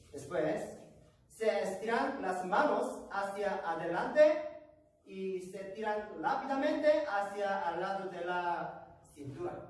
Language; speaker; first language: Spanish; non-native, learner; Korean